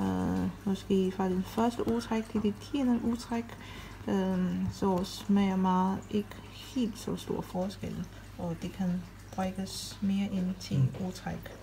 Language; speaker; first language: Danish; non-native, fluent; Chinese